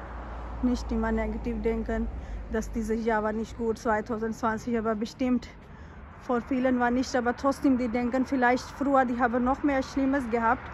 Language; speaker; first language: German; non-native, learner; Urdu